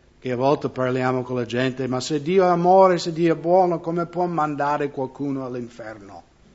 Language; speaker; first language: Italian; non-native, fluent; English